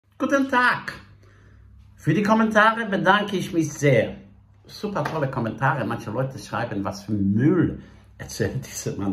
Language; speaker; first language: German; non-native, fluent; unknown